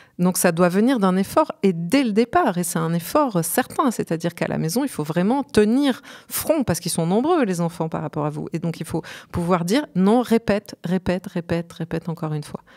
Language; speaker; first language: French; native; French